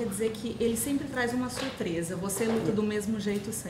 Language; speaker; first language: Portuguese; native; Portuguese